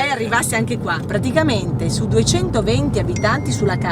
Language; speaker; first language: Italian; native; Italian